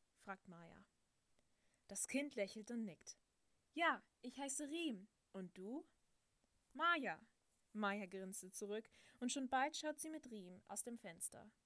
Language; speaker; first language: German; native; German